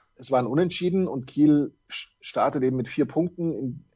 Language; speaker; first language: German; native; German